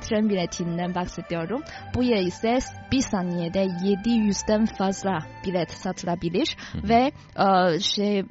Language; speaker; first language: Turkish; non-native, fluent; Chinese